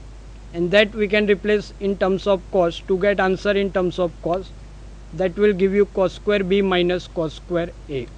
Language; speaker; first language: English; non-native, local second language; Gujarati